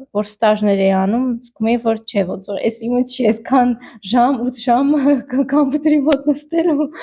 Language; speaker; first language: Armenian; native; Armenian